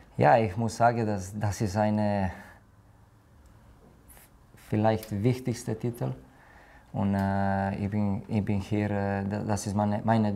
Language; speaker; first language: German; non-native, learner; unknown